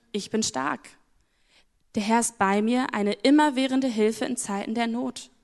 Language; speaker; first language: German; native; German